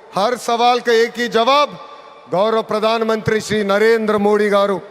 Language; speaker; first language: Hindi; non-native, local second language; Telugu